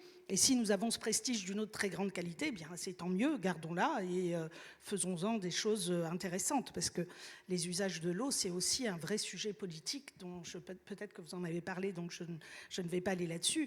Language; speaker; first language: French; native; French